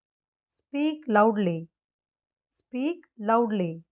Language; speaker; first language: English; non-native, local second language; Tamil